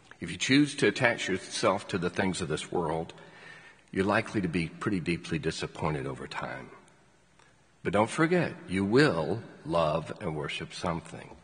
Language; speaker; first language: English; native; English